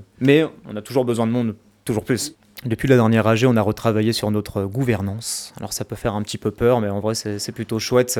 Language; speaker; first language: French; native; French